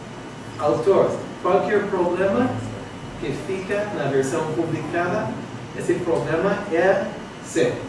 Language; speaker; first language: Portuguese; non-native, fluent; English